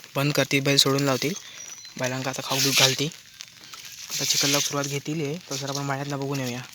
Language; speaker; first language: Marathi; non-native, local second language; Konkani